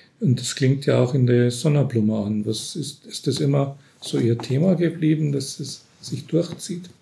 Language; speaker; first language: German; native; German